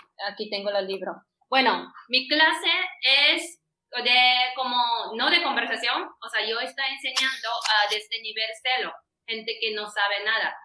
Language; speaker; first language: Spanish; non-native, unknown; Japanese